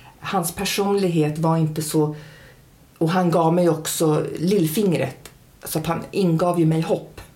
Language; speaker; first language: Swedish; early bilingual, heritage; Swedish